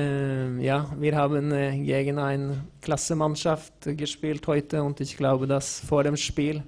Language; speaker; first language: German; non-native, learner; Norwegian